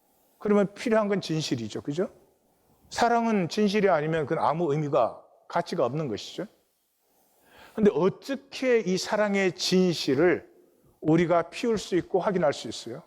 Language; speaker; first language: Korean; native; Korean